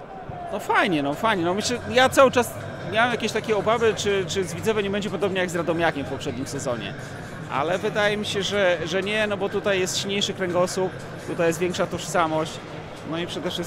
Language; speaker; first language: Polish; native; Polish